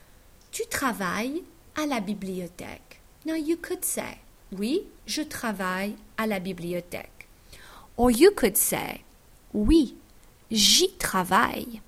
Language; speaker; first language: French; non-native, fluent; English